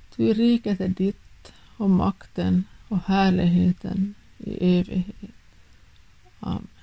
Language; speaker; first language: Swedish; native; Swedish